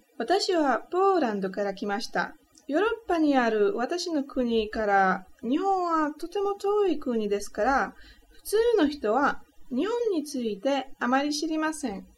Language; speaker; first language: Japanese; non-native, learner; Polish